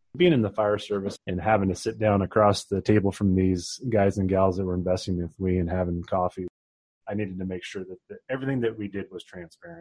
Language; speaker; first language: English; native; English